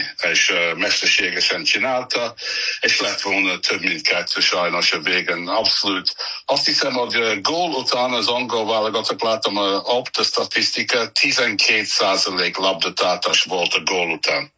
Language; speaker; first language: Hungarian; non-native, fluent; English